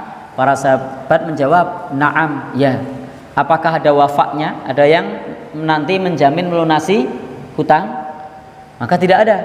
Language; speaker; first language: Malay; non-native, local second language; Javanese